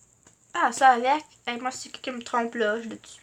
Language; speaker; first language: French; native; French